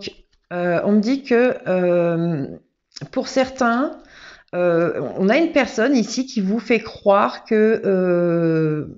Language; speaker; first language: French; native; French